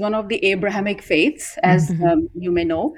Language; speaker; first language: English; non-native, local second language; Urdu